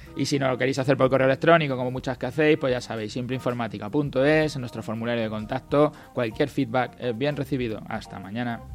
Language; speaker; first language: Spanish; native; Spanish